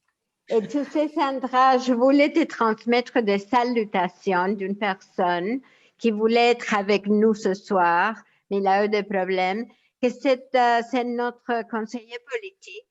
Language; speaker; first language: French; non-native, fluent; Spanish